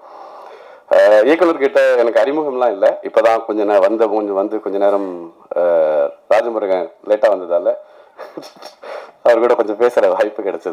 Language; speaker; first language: Tamil; native; Tamil